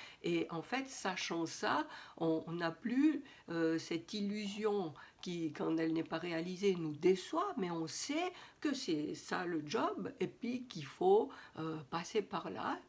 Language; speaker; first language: French; native; French